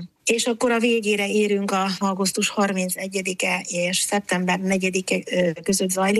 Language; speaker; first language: Hungarian; native; Hungarian